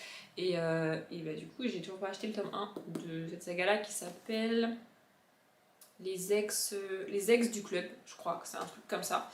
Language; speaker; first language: French; native; French